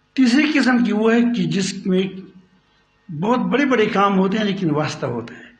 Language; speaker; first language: Urdu; non-native, local second language; Pashto